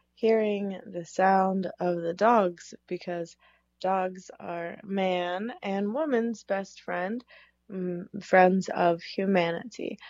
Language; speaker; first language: English; native; English